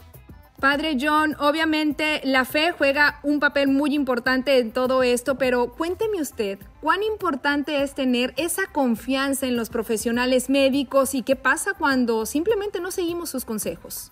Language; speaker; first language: Spanish; native; Spanish